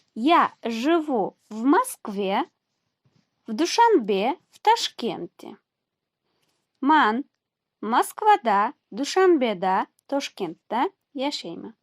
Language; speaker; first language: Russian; non-native, fluent; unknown